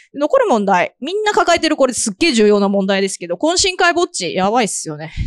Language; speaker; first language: Japanese; native; Japanese